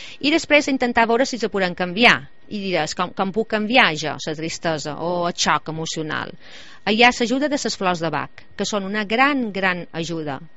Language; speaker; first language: Catalan; native; Catalan